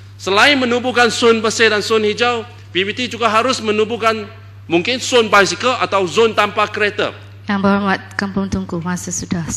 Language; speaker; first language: Malay; non-native, local second language; Chinese